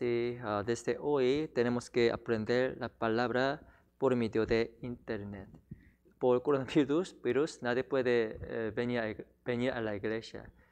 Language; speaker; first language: Spanish; non-native, learner; Korean